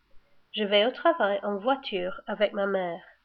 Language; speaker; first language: French; non-native, learner; English